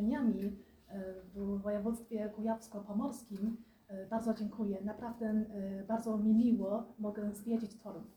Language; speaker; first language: Polish; non-native, fluent; Chinese